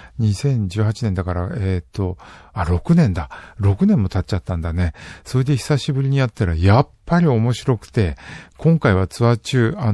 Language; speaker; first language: Japanese; native; Japanese